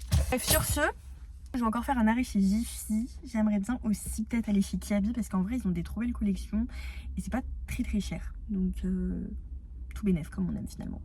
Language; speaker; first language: French; native; French